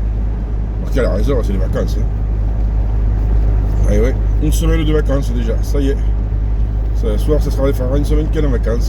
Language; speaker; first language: French; native; French